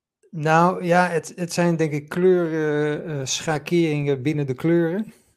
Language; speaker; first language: Dutch; native; Dutch